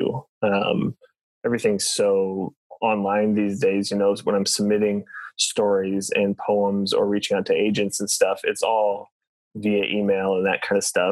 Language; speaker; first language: English; native; English